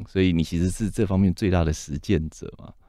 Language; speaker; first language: Chinese; native; Chinese